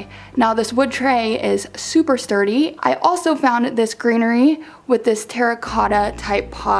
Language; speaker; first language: English; native; English